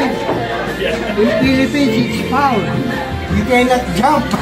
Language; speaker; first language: English; non-native, learner; Filipino